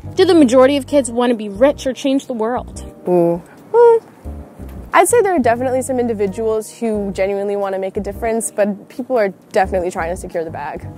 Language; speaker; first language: English; native; English